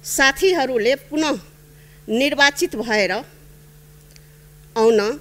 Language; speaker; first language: Nepali; non-native, local second language; Maithili